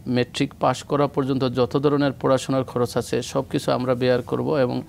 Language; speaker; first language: Bangla; native; Bangla